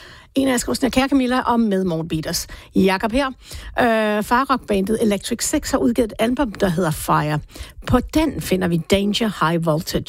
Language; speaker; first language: Danish; native; Danish